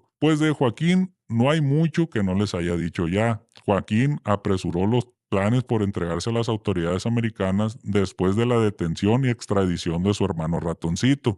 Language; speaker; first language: Spanish; native; Spanish